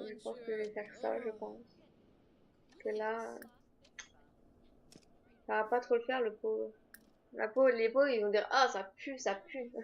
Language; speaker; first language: French; native; French